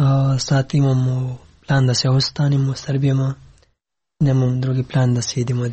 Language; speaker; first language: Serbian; non-native, learner; Pashto